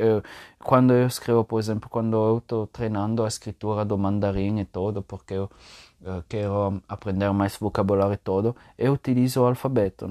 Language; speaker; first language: Portuguese; non-native, fluent; Italian